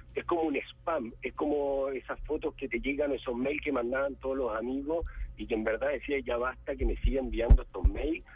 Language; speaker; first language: Spanish; native; Spanish